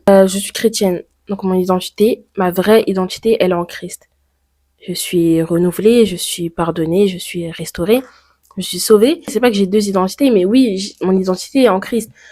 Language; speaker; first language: French; native; French